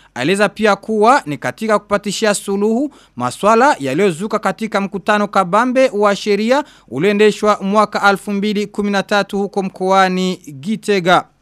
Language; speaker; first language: Swahili; non-native, local second language; Rundi